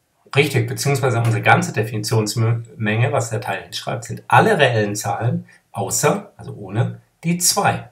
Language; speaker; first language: German; native; German